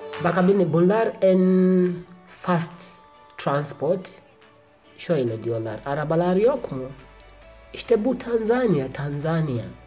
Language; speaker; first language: Turkish; non-native, learner; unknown